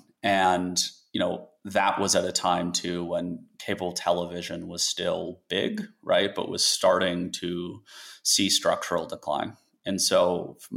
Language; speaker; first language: English; native; English